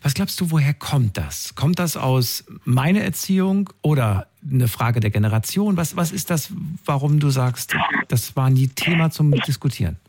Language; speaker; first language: German; native; German